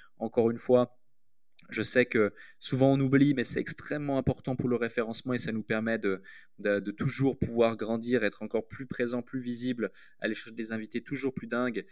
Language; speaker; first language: French; native; French